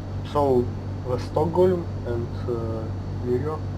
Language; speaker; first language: English; non-native, learner; Russian